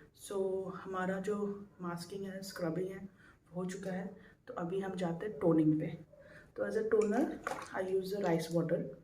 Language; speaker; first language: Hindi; non-native, local second language; Assamese